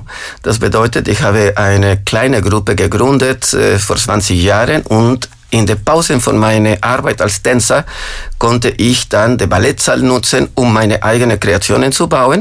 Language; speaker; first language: German; non-native, fluent; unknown